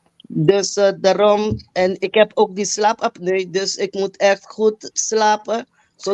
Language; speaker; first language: Dutch; non-native, fluent; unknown